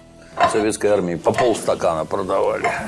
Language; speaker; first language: Russian; native; Russian